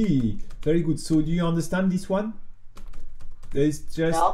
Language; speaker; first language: English; non-native, fluent; French